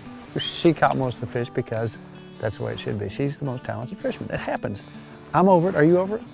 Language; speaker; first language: English; native; English